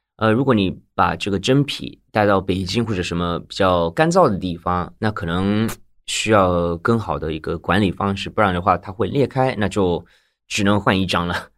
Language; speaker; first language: Chinese; non-native, fluent; Japanese